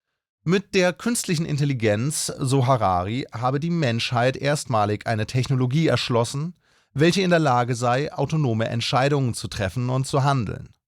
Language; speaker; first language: German; native; German